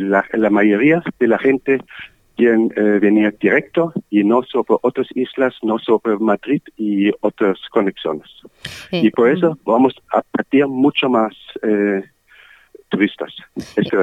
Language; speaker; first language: Spanish; non-native, learner; German